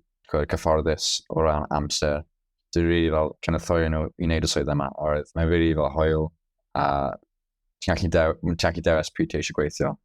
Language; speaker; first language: Welsh; non-native, local second language; English